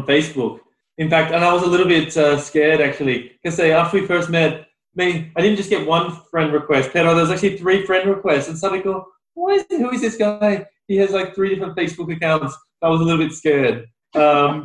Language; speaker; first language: English; native; English